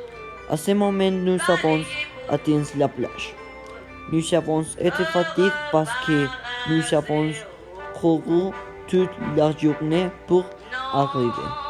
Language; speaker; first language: French; non-native, learner; Spanish